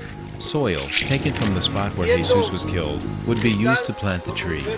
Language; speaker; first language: English; native; English